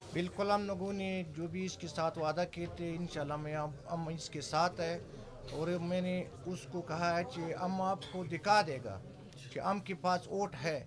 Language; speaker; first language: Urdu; non-native, local second language; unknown